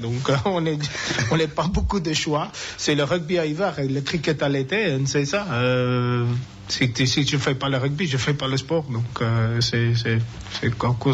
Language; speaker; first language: French; non-native, learner; English